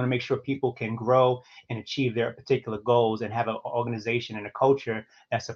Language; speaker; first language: English; native; English